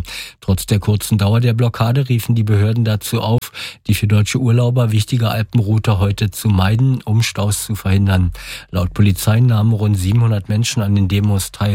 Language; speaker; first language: German; native; German